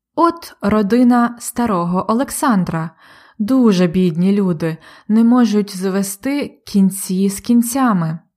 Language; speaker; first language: Ukrainian; native; Ukrainian